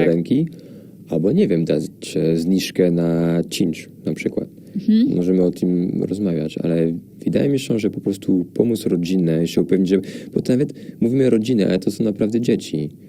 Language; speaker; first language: Polish; non-native, fluent; French